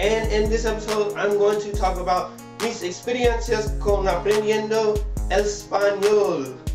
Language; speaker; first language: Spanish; non-native, learner; English